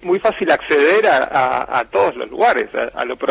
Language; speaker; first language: Spanish; native; Spanish